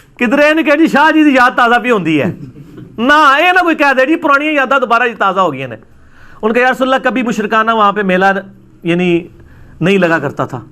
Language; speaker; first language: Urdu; non-native, local second language; Punjabi